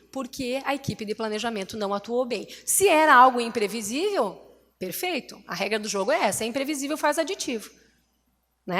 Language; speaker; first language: Portuguese; native; Portuguese